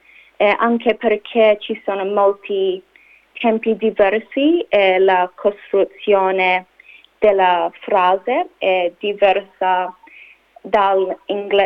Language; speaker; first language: Italian; non-native, learner; English